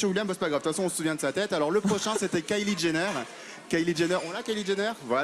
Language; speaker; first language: French; native; French